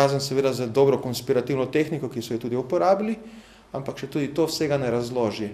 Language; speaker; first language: Slovenian; native; Slovenian